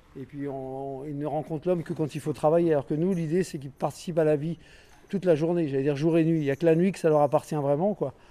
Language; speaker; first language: French; native; French